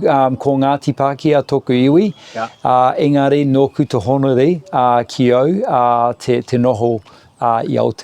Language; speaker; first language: Māori; non-native, local second language; English